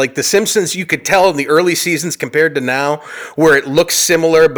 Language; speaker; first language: English; native; English